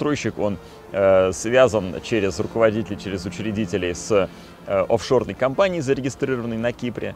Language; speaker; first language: Russian; native; Russian